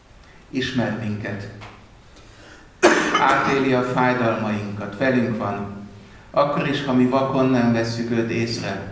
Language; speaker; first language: Hungarian; native; Hungarian